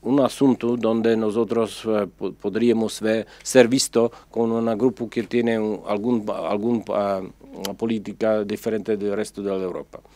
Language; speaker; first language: Spanish; non-native, fluent; Czech